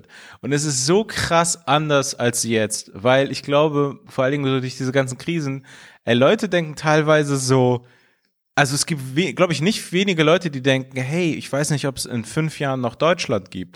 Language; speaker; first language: German; early bilingual, other home language; Persian